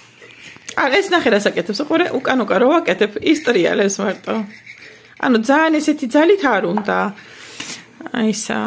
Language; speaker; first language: Georgian; native; Georgian